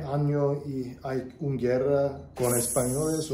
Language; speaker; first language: Spanish; non-native, learner; Turkish